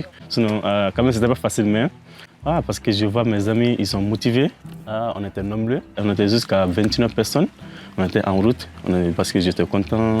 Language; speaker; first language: French; non-native, learner; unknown